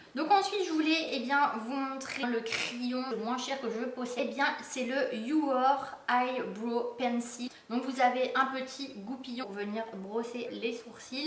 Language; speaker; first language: French; native; French